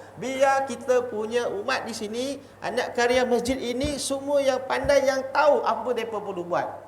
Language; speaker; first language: Malay; non-native, local second language; Chinese